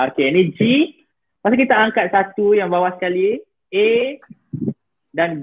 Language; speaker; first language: Malay; native; Malay